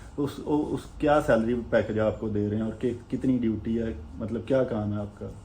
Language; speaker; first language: Urdu; non-native, local second language; Punjabi